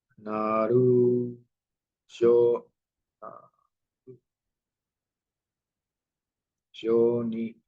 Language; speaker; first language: Japanese; non-native, learner; Burmese